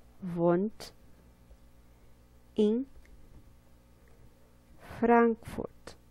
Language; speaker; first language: German; non-native, fluent; Portuguese